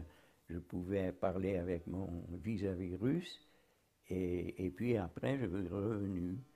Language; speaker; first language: French; non-native, fluent; Dutch